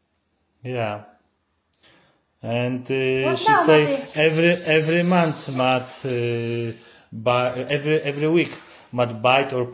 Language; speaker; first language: English; non-native, learner; Polish